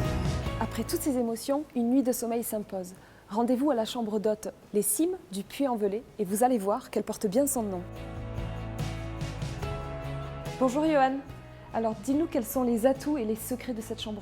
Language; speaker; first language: French; native; French